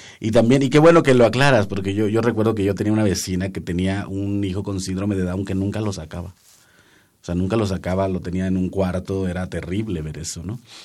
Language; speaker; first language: Spanish; non-native, local second language; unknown